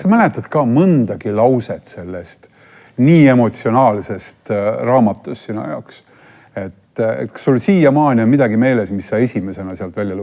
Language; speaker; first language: Estonian; native; Estonian